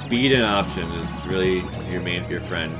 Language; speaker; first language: English; native; English